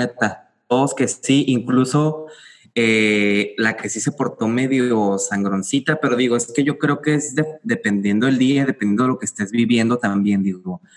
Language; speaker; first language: Spanish; native; Spanish